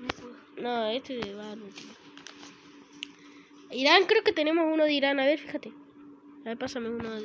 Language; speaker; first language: Spanish; native; Spanish